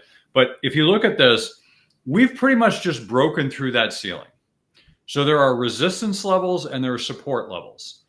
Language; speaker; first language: English; native; English